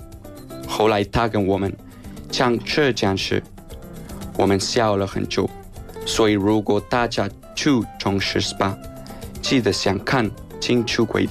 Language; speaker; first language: Chinese; non-native, learner; Spanish